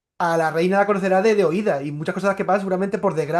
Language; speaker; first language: Spanish; native; Spanish